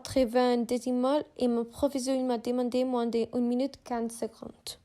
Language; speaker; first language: French; non-native, learner; Spanish